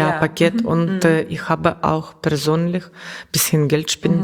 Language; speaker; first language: German; non-native, learner; Russian